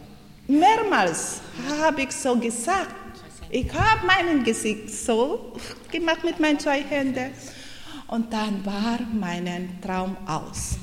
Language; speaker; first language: German; non-native, learner; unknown